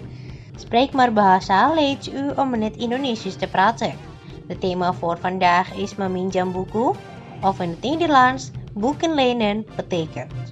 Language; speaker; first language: Dutch; non-native, fluent; Indonesian